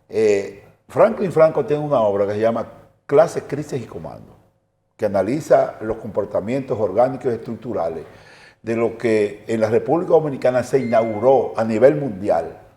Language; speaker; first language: Spanish; native; Spanish